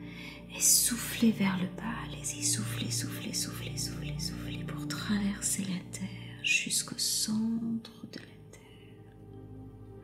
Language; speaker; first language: French; native; French